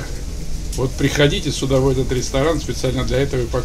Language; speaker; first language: Russian; native; Russian